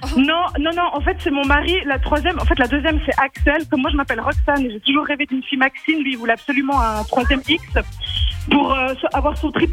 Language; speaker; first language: French; native; French